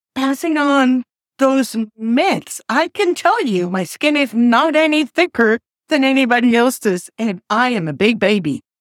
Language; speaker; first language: English; non-native, fluent; Spanish